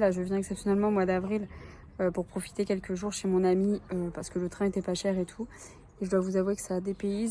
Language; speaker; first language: French; native; French